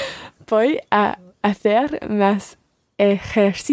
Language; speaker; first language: Spanish; non-native, learner; English